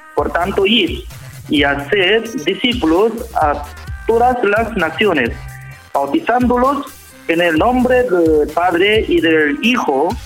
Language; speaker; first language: Spanish; non-native, learner; Korean